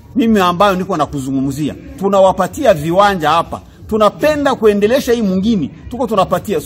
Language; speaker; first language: Swahili; non-native, local second language; Kinyarwanda